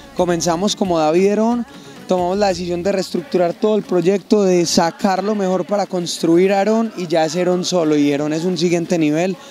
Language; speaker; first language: Spanish; native; Spanish